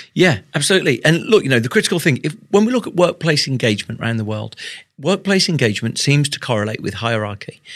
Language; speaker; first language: English; native; English